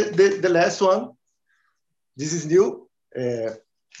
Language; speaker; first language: English; non-native, learner; Portuguese